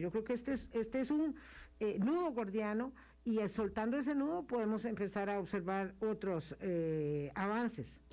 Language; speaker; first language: Spanish; native; Spanish